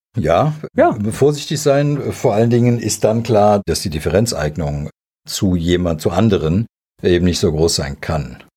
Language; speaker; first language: German; early bilingual, other home language; Serbian